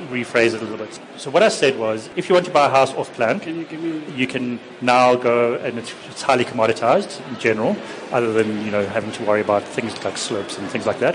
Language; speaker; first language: English; native; English